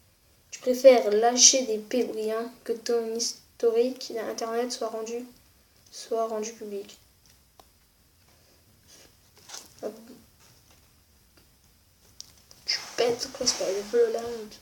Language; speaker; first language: French; native; French